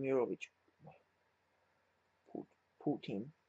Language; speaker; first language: Polish; non-native, learner; English